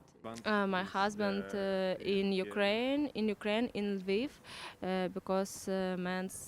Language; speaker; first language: English; non-native, learner; Ukrainian